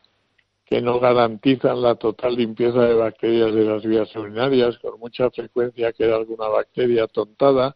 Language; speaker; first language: Spanish; native; Spanish